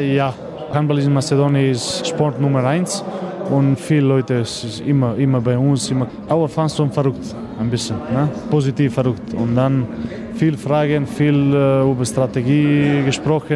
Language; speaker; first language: German; non-native, learner; Macedonian